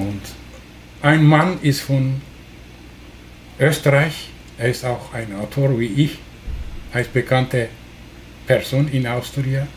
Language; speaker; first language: German; non-native, learner; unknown